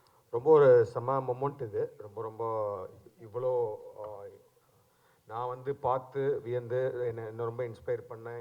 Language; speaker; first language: Tamil; native; Tamil